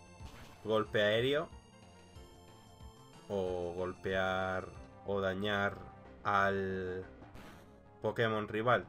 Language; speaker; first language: Spanish; native; Spanish